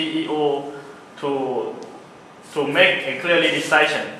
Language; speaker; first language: English; non-native, learner; Thai